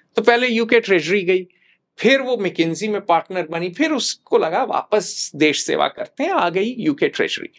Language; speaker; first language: Hindi; native; Hindi